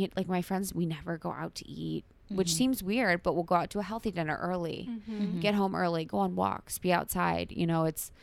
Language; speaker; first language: English; native; English